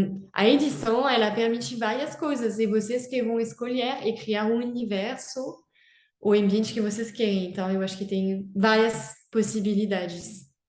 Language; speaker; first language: Portuguese; non-native, fluent; French